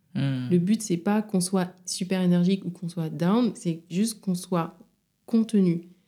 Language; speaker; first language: French; non-native, local second language; Wolof